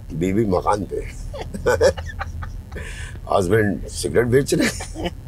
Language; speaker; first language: Hindi; native; Hindi